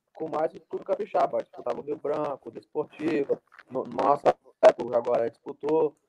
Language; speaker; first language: Portuguese; native; Portuguese